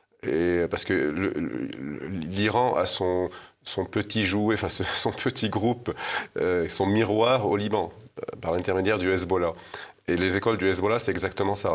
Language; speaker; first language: French; native; French